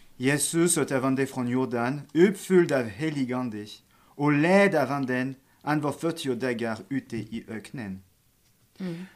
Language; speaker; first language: Swedish; non-native, fluent; French